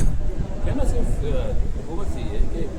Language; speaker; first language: Urdu; native; Urdu